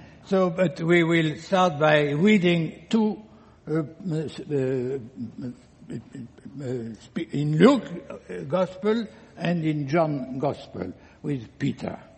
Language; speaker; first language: English; non-native, learner; French